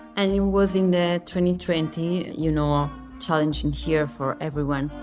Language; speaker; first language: English; non-native, fluent; Italian